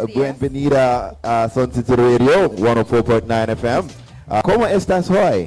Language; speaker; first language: Spanish; non-native, learner; English